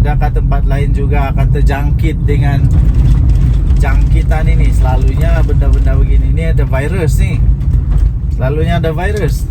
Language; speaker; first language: Malay; native; Malay